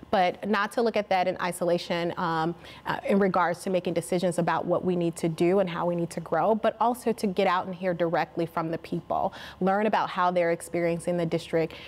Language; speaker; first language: English; native; English